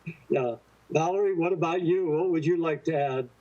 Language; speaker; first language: English; native; English